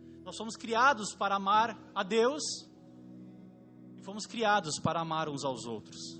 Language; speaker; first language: Portuguese; native; Portuguese